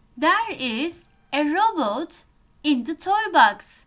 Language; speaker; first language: English; non-native, fluent; Turkish